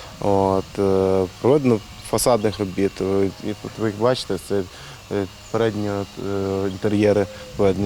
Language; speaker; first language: Ukrainian; native; Ukrainian